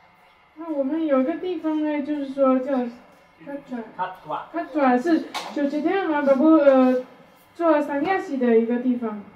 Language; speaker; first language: Chinese; native; Chinese